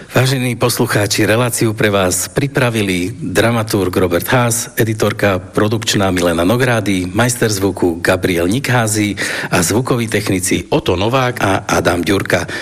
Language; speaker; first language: Slovak; native; Slovak